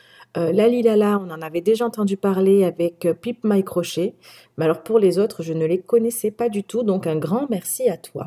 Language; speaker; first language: French; native; French